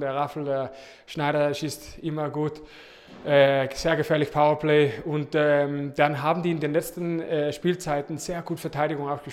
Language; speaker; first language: German; non-native, fluent; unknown